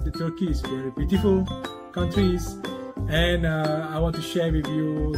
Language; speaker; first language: English; non-native, local second language; Malay